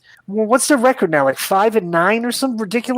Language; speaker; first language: English; native; English